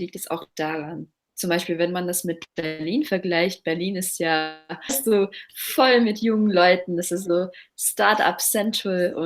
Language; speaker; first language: German; non-native, fluent; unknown